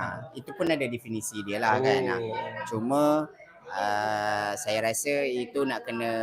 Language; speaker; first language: Malay; native; Malay